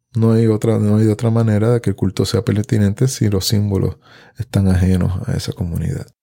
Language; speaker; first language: Spanish; native; Spanish